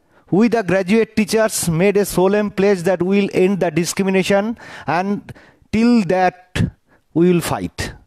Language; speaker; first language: English; non-native, local second language; Bangla